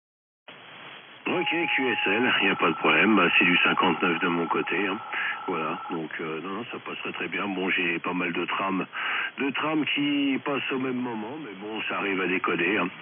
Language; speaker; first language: French; native; French